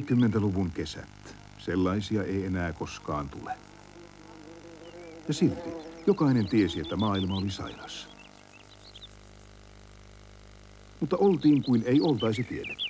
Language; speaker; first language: Finnish; native; Finnish